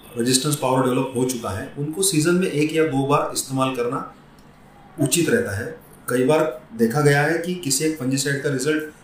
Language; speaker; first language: Hindi; non-native, local second language; Marathi